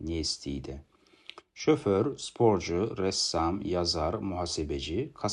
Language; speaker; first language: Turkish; non-native, fluent; Kazakh